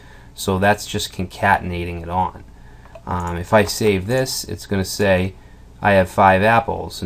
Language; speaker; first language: English; native; English